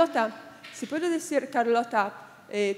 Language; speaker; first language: Spanish; non-native, fluent; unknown